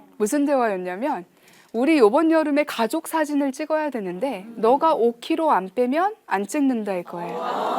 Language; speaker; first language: Korean; early bilingual, heritage; Korean